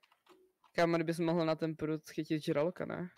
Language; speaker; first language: Czech; native; Czech